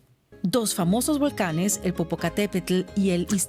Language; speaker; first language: Spanish; native; Spanish